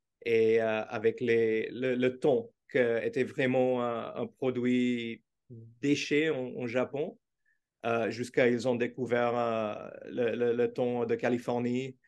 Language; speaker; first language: French; non-native, fluent; Portuguese